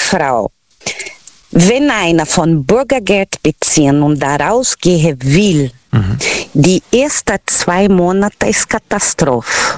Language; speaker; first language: German; non-native, learner; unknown